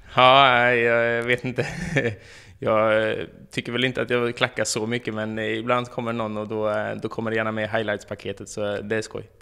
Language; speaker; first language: Swedish; native; Swedish